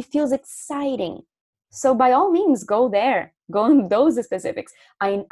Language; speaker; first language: English; non-native, fluent; Portuguese